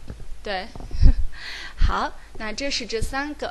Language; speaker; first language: Chinese; native; Chinese